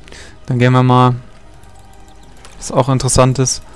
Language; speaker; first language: German; native; German